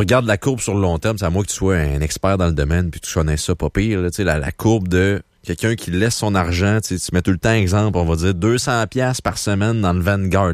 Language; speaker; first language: French; native; French